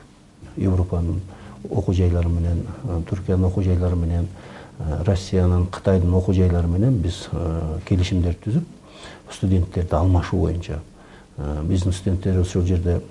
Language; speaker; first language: Kyrgyz; native; Kyrgyz